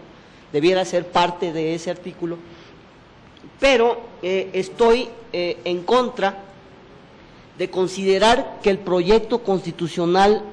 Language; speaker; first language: Spanish; native; Spanish